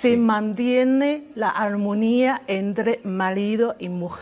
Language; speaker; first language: Spanish; non-native, learner; Chinese